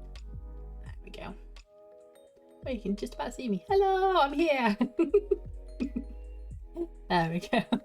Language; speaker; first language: English; native; English